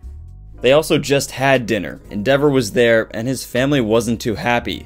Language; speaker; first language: English; native; English